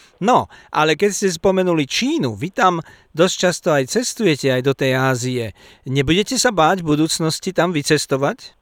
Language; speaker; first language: Slovak; native; Slovak